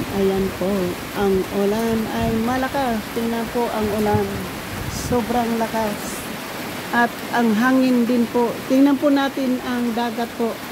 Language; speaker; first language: Filipino; non-native, local second language; Cebuano